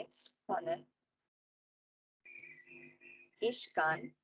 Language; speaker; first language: German; non-native, learner; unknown